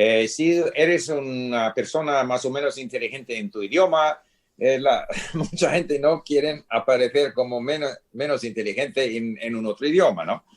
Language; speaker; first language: Spanish; non-native, fluent; English